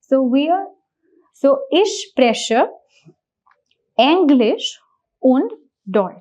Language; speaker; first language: German; non-native, fluent; English